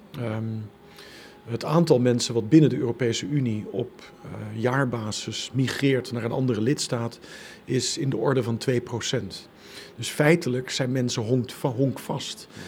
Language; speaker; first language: Dutch; native; Dutch